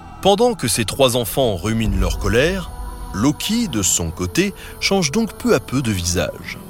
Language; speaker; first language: French; native; French